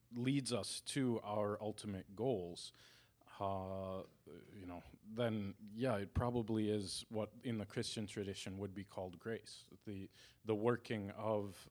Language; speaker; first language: English; native; English